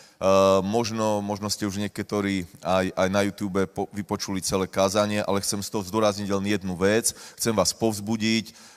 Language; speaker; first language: Slovak; native; Slovak